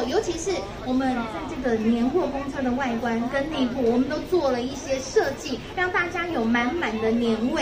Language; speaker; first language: Chinese; native; Chinese